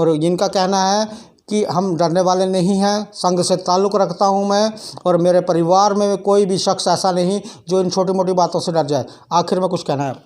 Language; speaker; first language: Hindi; non-native, local second language; Dogri